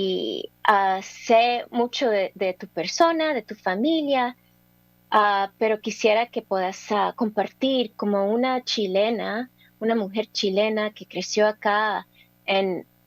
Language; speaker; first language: Spanish; early bilingual, heritage; English